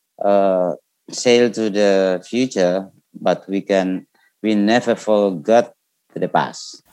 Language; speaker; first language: English; non-native, learner; Indonesian